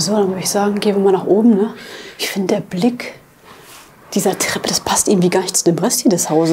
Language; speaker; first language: German; native; German